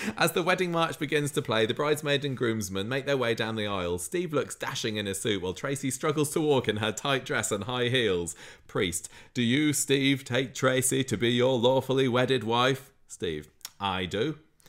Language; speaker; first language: English; native; English